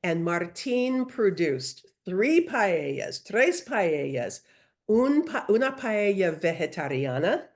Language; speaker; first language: Spanish; non-native, learner; English